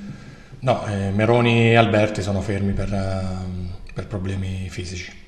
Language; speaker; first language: Italian; native; Italian